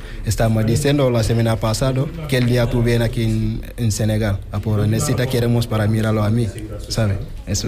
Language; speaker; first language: Spanish; non-native, learner; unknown